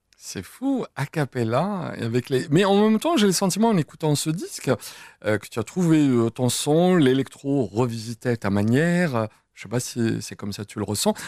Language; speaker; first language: French; native; French